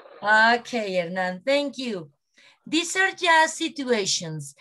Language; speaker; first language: English; non-native, learner; Spanish